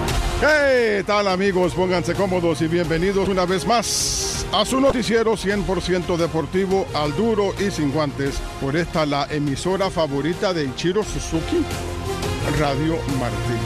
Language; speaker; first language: Spanish; native; Spanish